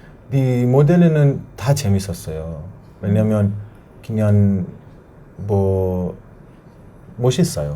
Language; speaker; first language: Korean; non-native, learner; Persian